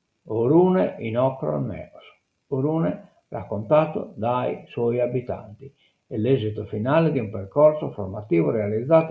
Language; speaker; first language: Italian; non-native, local second language; Sardinian